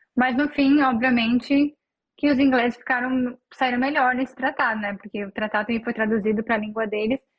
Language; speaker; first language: Portuguese; native; Portuguese